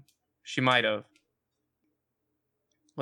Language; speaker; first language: English; native; English